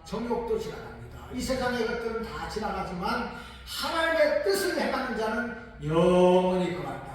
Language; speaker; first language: Korean; native; Korean